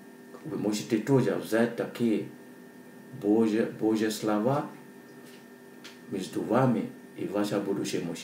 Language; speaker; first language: Russian; non-native, learner; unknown